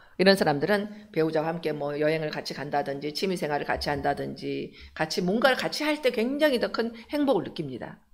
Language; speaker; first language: Korean; native; Korean